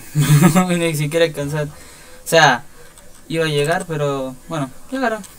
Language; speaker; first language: Spanish; native; Spanish